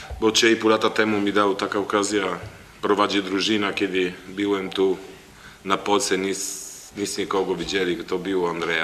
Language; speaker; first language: Polish; non-native, learner; Italian